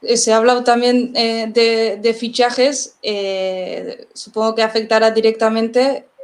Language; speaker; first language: Spanish; non-native, local second language; Basque